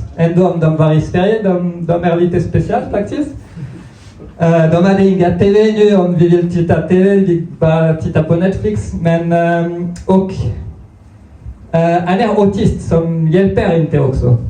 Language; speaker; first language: Swedish; non-native, fluent; French